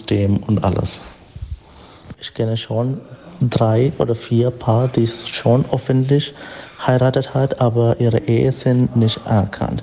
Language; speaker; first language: German; non-native, learner; Malayalam